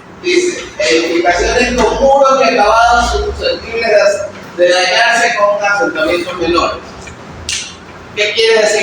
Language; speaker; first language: Spanish; native; Spanish